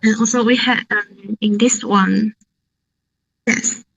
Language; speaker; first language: English; non-native, learner; Thai